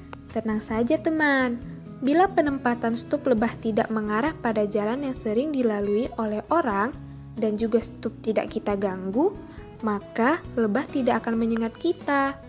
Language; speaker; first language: Indonesian; native; Indonesian